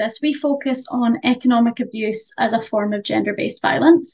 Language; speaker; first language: English; native; English